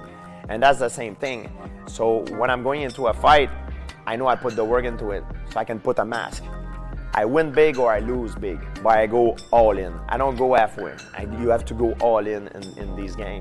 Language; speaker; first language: English; non-native, local second language; French